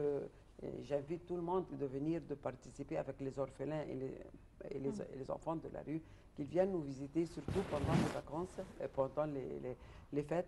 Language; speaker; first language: French; non-native, fluent; Arabic